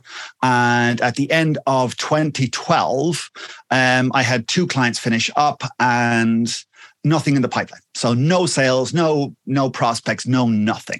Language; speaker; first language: English; native; English